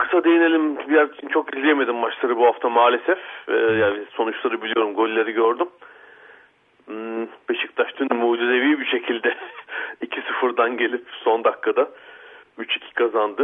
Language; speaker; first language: Turkish; native; Turkish